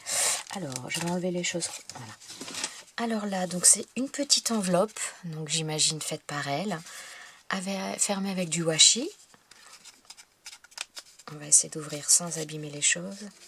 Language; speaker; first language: French; native; French